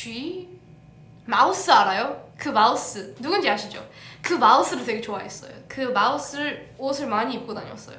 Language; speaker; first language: Korean; early bilingual, heritage; English